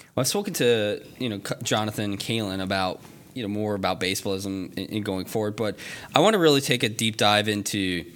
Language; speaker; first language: English; native; English